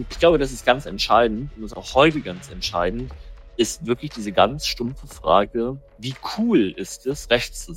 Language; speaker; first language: German; native; German